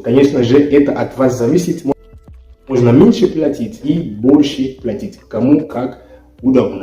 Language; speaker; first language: Russian; non-native, fluent; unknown